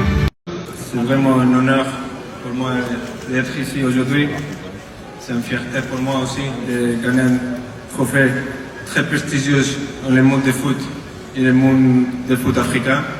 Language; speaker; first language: French; non-native, fluent; Spanish